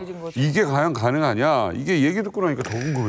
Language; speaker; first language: Korean; native; Korean